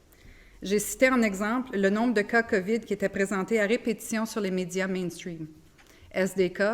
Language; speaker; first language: French; native; French